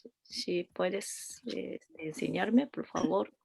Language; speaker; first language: Spanish; non-native, learner; Japanese